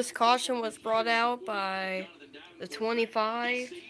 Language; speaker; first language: English; native; English